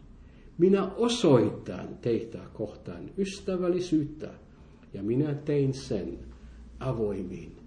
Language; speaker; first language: Finnish; non-native, fluent; French